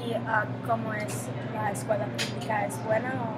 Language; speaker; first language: Spanish; non-native, learner; English